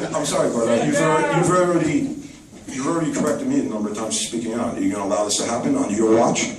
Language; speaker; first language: English; native; English